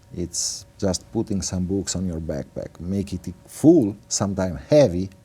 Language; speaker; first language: English; non-native, fluent; Italian